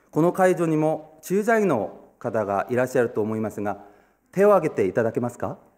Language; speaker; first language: Japanese; non-native, fluent; Korean